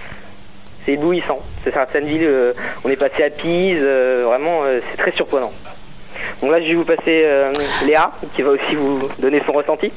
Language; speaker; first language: French; native; French